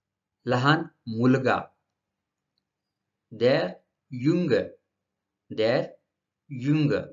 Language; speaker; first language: German; non-native, learner; Marathi